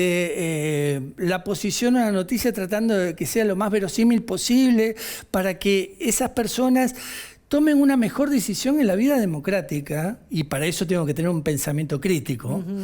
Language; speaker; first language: Spanish; native; Spanish